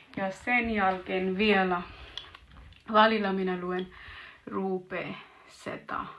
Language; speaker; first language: Finnish; non-native, learner; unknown